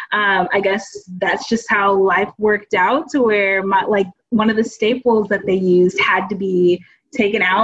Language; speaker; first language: English; native; English